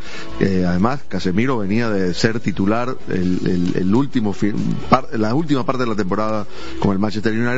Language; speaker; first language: Spanish; native; Spanish